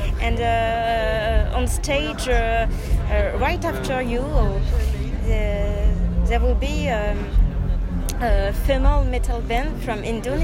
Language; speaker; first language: English; non-native, learner; French